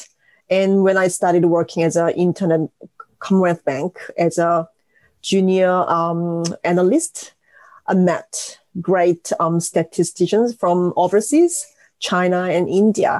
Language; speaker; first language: English; non-native, fluent; Korean